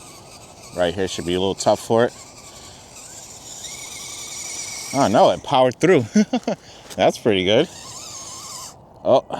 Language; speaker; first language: English; native; English